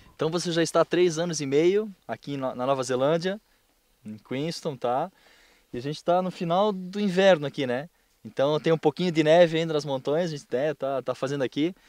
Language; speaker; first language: Portuguese; native; Portuguese